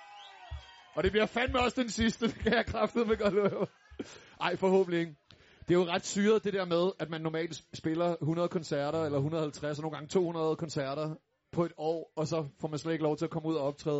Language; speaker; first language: Danish; native; Danish